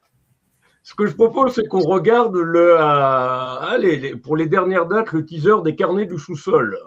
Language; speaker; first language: French; native; French